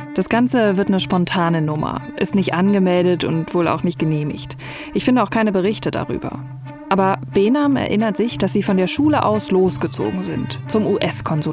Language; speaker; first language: German; native; German